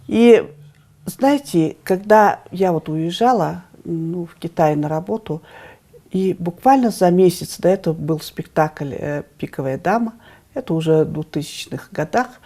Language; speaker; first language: Russian; native; Russian